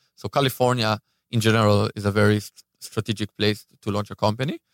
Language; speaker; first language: English; non-native, fluent; Hebrew